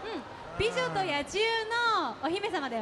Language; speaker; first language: Japanese; native; Japanese